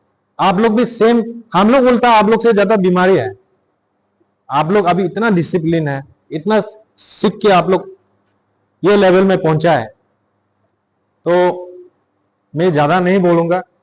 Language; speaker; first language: Hindi; non-native, local second language; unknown